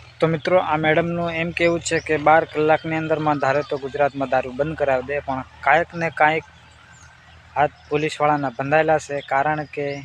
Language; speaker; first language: Gujarati; non-native, local second language; Bhili